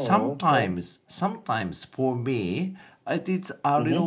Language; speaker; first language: English; non-native, learner; Japanese